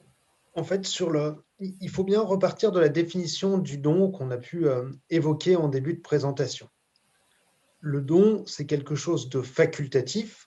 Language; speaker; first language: French; native; French